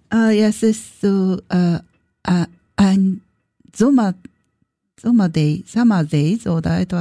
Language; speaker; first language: German; non-native, learner; Japanese